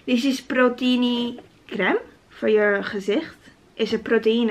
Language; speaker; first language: Dutch; non-native, learner; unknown